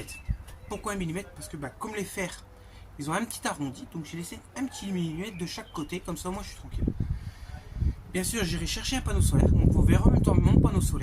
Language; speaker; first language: French; native; French